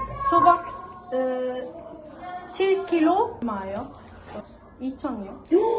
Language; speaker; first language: Korean; non-native, learner; Arabic